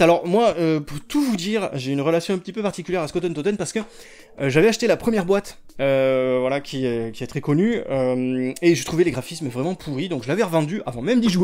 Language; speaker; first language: French; native; French